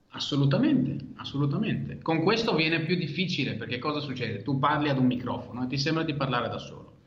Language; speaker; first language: Italian; non-native, fluent; Hebrew